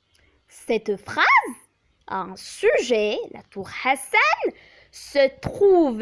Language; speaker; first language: French; non-native, local second language; Arabic